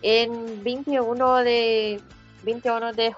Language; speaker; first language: Spanish; non-native, fluent; Portuguese